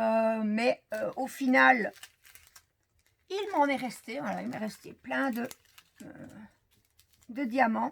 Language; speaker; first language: French; native; French